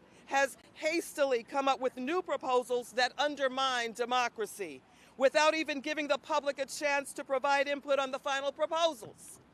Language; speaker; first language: English; native; English